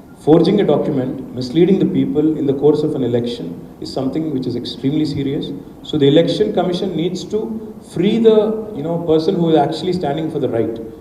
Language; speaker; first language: English; non-native, local second language; Telugu